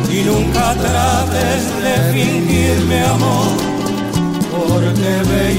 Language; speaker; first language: Spanish; native; Spanish